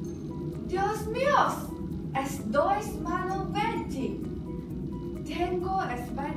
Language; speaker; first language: Spanish; non-native, learner; Chinese